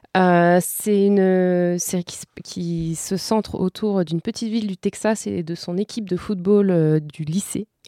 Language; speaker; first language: French; native; French